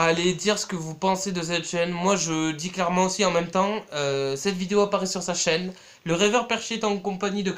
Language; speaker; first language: French; native; French